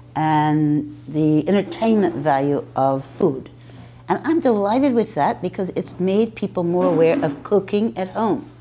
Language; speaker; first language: English; native; English